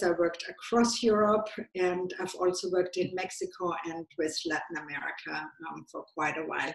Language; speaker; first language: English; non-native, fluent; German